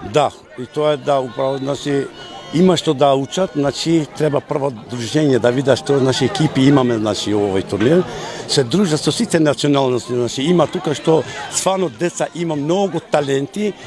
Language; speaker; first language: Macedonian; non-native, local second language; Albanian